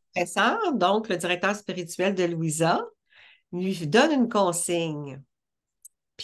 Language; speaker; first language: French; native; French